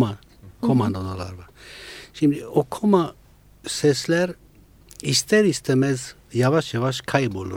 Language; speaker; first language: Turkish; non-native, fluent; Italian